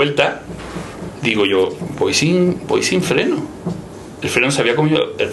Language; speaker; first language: Spanish; native; Spanish